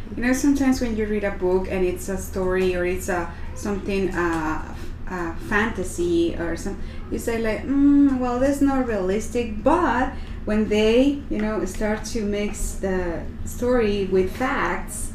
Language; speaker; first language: English; non-native, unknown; Spanish